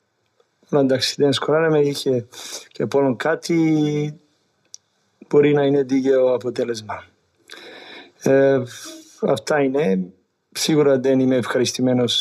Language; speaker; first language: Greek; non-native, learner; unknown